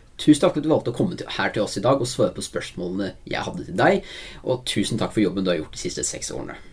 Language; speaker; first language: Norwegian; native; Norwegian